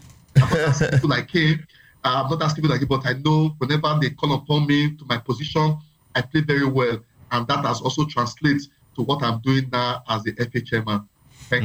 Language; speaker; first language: English; non-native, local second language; Bini